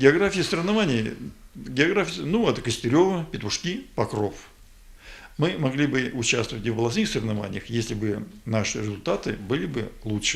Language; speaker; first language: Russian; native; Russian